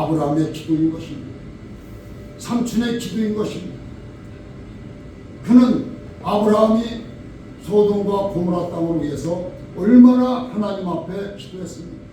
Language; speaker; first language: Korean; native; Korean